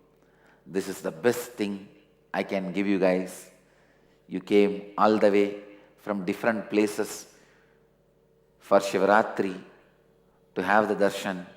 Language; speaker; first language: English; non-native, local second language; Tamil